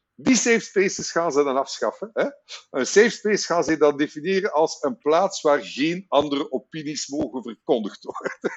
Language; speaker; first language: Dutch; native; Dutch